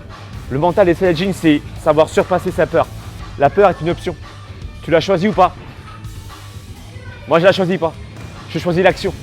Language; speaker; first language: French; native; French